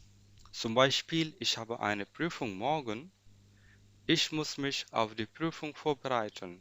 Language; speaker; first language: German; non-native, fluent; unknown